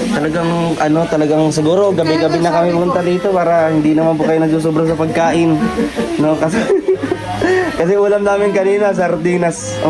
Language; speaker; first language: Filipino; non-native, local second language; Cebuano